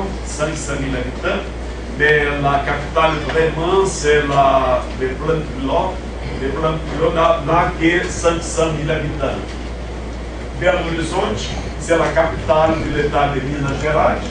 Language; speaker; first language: French; non-native, fluent; Portuguese